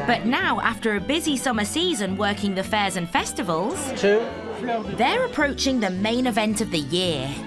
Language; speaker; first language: English; native; English